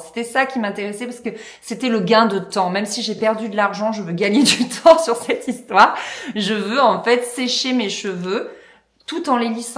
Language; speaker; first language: French; native; French